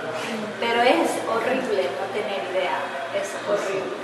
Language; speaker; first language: Spanish; early bilingual, heritage; English